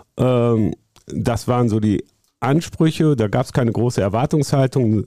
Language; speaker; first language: German; native; German